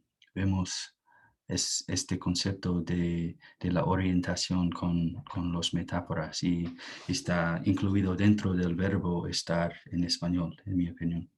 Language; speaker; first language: Spanish; non-native, fluent; English